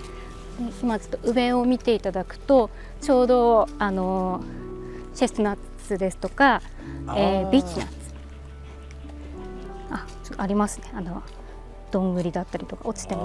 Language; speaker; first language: Japanese; native; Japanese